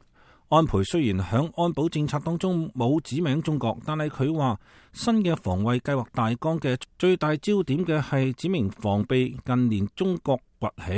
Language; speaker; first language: Chinese; native; Chinese